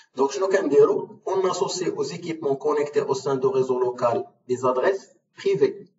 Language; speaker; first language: French; non-native, local second language; Arabic